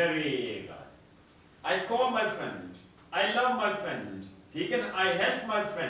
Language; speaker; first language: English; non-native, local second language; Urdu